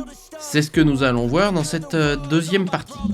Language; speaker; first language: French; native; French